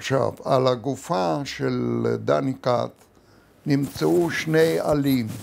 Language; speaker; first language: Hebrew; non-native, fluent; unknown